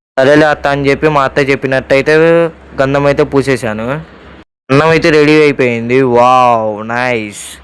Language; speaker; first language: Telugu; non-native, local second language; Urdu